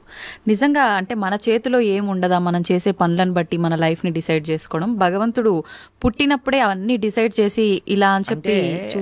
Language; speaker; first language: Telugu; native; Telugu